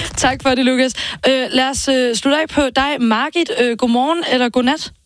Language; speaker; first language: Danish; native; Danish